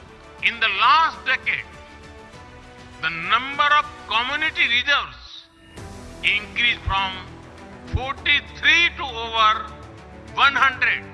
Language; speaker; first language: English; non-native, local second language; Hindi